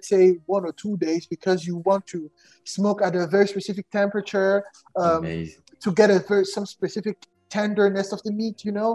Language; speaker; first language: English; non-native, local second language; French